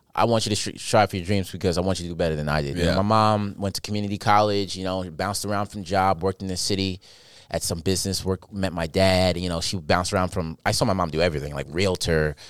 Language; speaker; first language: English; native; English